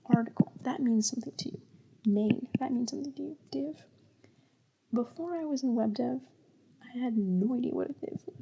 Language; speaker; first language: English; native; English